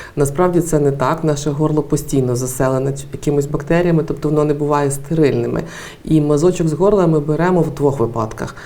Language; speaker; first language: Ukrainian; native; Ukrainian